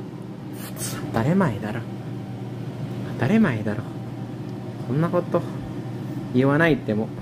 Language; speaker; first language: Japanese; non-native, fluent; Filipino